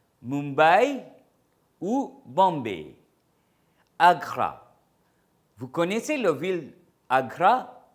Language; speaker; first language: French; non-native, fluent; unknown